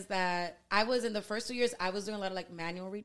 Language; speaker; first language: English; early bilingual, other home language; Spanish